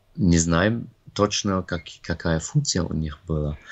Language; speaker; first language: Russian; non-native, fluent; German